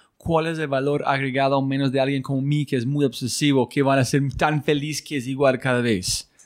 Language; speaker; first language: Spanish; non-native, learner; English